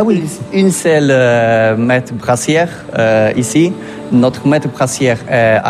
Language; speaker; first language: French; non-native, learner; Polish